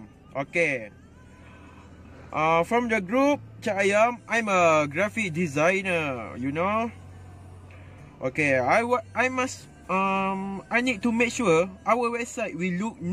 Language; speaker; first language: English; non-native, learner; Malay